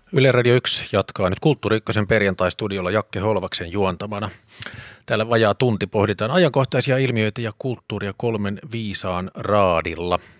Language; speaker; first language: Finnish; native; Finnish